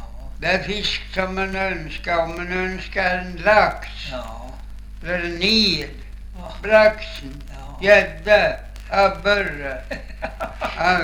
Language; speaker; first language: Swedish; native; Swedish